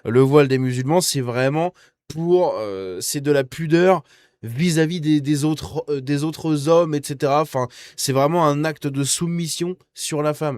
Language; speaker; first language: French; native; French